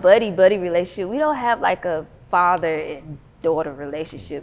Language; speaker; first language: English; native; English